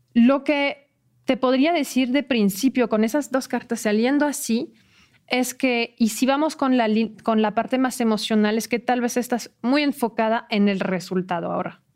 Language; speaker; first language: Spanish; non-native, fluent; French